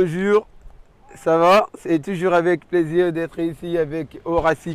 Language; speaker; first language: French; non-native, fluent; Kabuverdianu